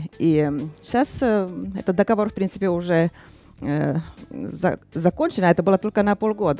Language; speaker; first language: Russian; non-native, fluent; Finnish